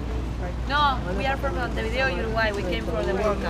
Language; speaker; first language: English; non-native, fluent; Spanish